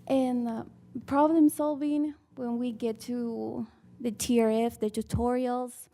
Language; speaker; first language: English; early bilingual, other home language; Spanish